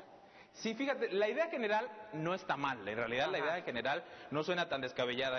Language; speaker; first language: Spanish; native; Spanish